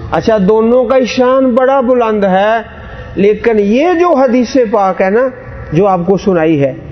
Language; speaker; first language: Urdu; non-native, local second language; Punjabi